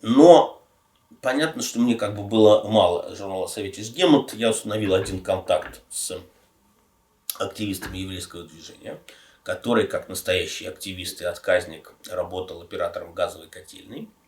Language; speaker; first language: Russian; native; Russian